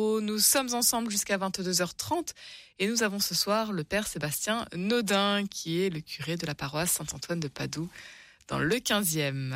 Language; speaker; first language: French; native; French